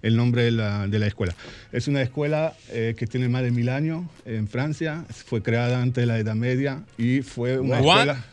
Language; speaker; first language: Spanish; early bilingual, heritage; Spanish